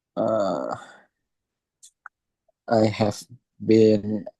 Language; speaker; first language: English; non-native, learner; Indonesian